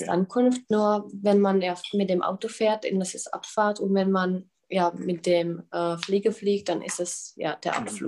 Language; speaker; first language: German; non-native, fluent; Czech